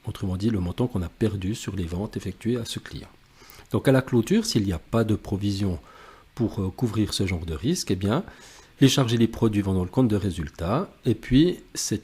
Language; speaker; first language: French; native; French